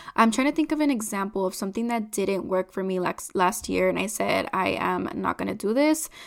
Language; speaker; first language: English; non-native, fluent; Spanish